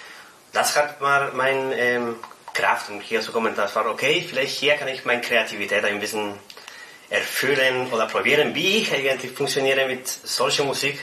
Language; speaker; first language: German; non-native, fluent; Spanish